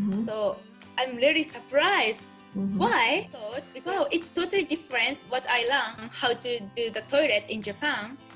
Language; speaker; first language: English; non-native, learner; Japanese